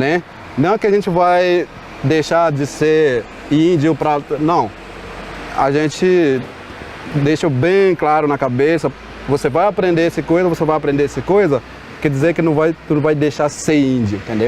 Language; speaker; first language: Portuguese; non-native, local second language; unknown